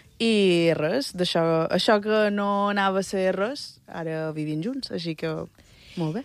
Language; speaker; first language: Catalan; early bilingual, other home language; Spanish